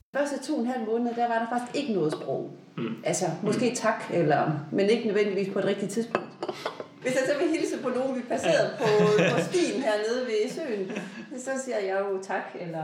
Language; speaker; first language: Danish; native; Danish